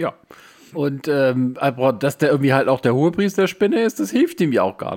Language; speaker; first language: German; native; German